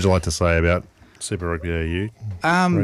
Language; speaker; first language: English; native; English